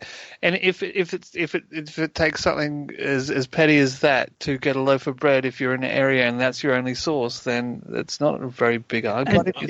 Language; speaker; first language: English; native; English